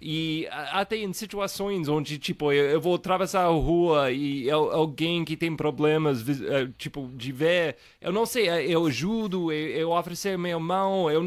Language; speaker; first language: Portuguese; non-native, fluent; English